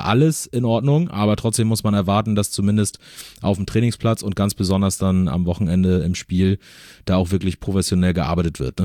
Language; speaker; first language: German; native; German